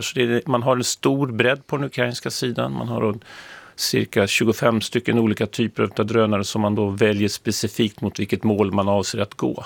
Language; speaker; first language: Swedish; native; Swedish